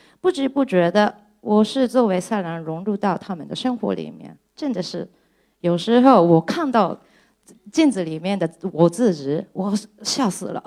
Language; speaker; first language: Chinese; non-native, fluent; Japanese